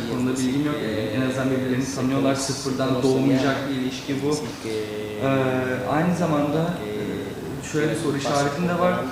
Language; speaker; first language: Turkish; non-native, fluent; Czech